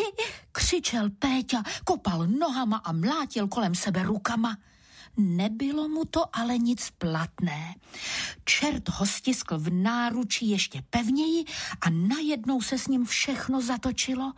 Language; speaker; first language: Czech; native; Czech